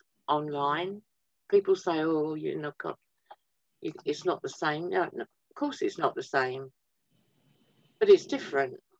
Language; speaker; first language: English; native; English